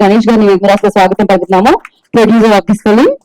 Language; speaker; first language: Telugu; native; Telugu